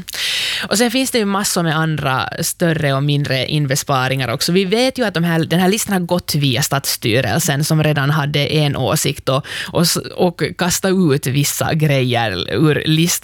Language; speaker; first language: Swedish; native; Swedish